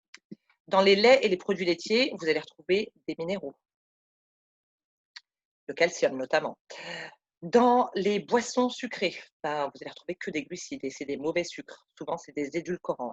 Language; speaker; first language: French; native; French